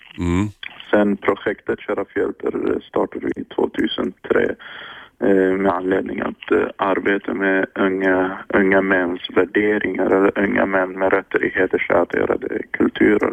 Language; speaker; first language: Swedish; non-native, fluent; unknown